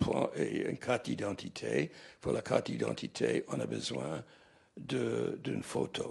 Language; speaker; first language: French; non-native, fluent; English